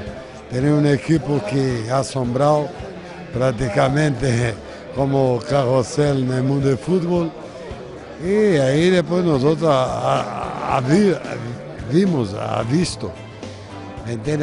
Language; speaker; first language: Spanish; non-native, fluent; Portuguese